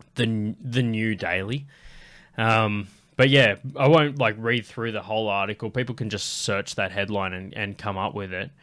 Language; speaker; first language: English; native; English